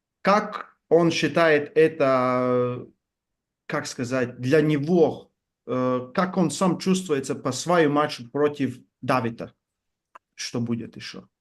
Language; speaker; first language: Russian; non-native, fluent; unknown